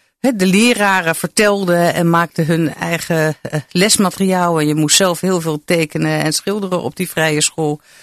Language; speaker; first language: Dutch; native; Dutch